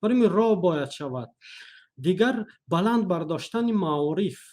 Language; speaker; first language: Persian; non-native, local second language; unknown